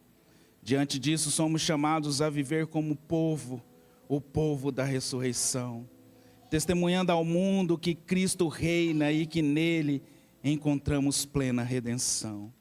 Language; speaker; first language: Portuguese; native; Portuguese